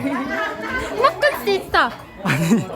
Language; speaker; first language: Korean; non-native, learner; Thai